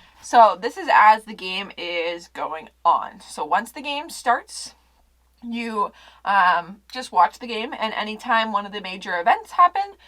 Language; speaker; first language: English; native; English